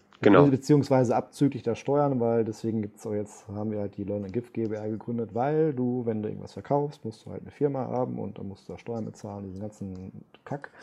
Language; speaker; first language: German; native; German